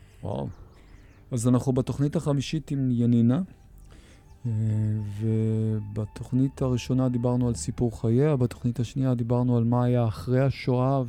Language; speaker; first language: Hebrew; native; Hebrew